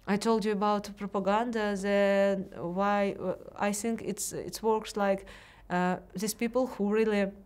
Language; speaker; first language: English; non-native, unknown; Russian